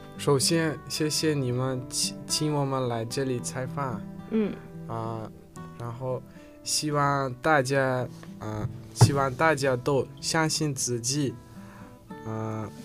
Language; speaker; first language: Chinese; non-native, learner; Uzbek